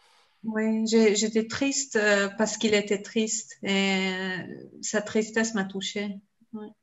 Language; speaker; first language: French; non-native, fluent; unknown